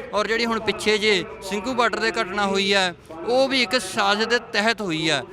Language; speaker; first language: Punjabi; native; Punjabi